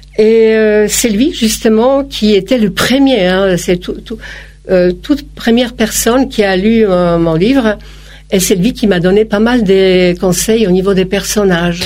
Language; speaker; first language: French; non-native, fluent; Polish